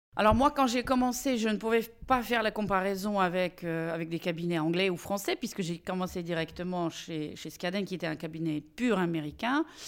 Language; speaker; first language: French; non-native, fluent; Russian